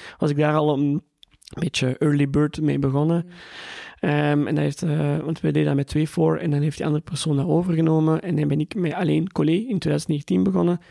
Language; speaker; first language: Dutch; native; Dutch